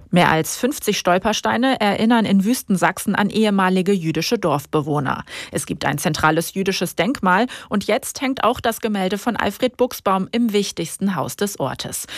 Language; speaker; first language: German; native; German